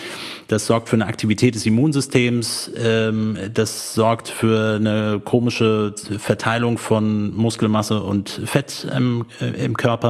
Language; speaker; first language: German; native; German